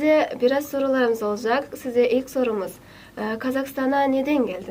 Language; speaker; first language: Turkish; non-native, learner; Kazakh